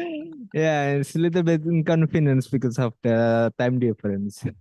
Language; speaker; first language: English; non-native, fluent; Indonesian